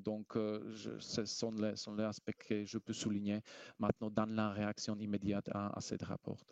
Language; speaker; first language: French; non-native, fluent; Slovak